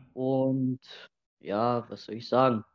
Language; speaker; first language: German; non-native, learner; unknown